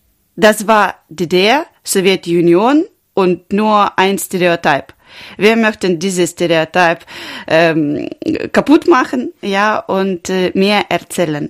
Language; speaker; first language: German; non-native, learner; Ukrainian